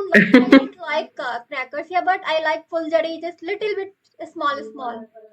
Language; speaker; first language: English; non-native, local second language; Hindi